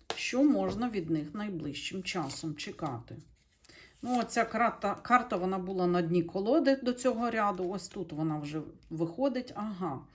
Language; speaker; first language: Ukrainian; non-native, local second language; Russian